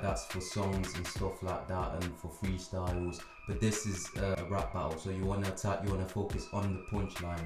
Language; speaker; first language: English; native; English